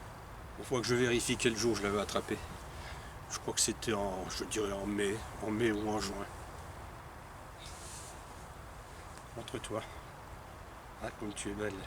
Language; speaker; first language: French; native; French